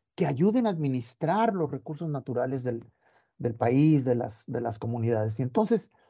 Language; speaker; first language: Spanish; native; Spanish